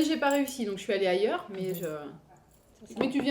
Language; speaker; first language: French; native; French